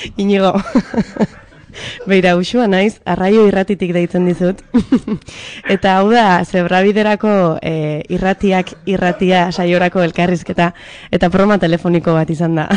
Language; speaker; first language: Basque; native; Basque